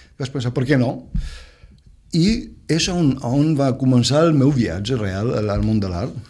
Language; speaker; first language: Catalan; non-native, fluent; Romanian